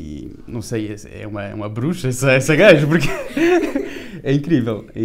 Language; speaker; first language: Portuguese; early bilingual, heritage; French